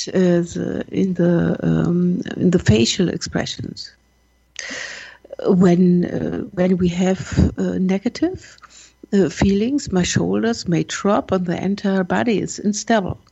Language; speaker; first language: English; non-native, learner; German